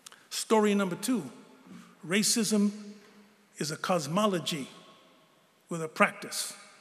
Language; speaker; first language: English; native; English